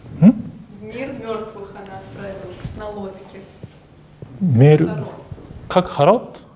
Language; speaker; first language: Russian; non-native, fluent; Japanese